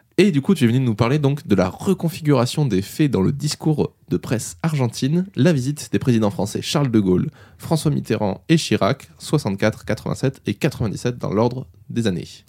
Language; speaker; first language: French; native; French